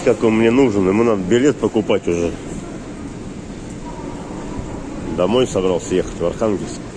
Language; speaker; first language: Russian; native; Russian